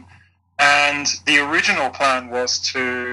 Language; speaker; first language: English; native; English